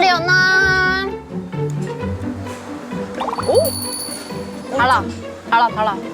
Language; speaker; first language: Korean; non-native, fluent; Chinese